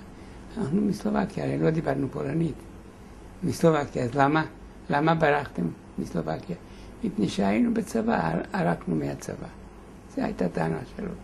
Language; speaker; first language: Hebrew; non-native, fluent; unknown